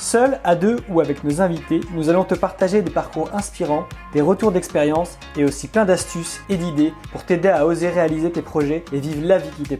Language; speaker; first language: French; native; French